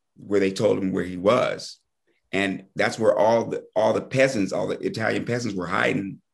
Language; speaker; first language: English; native; English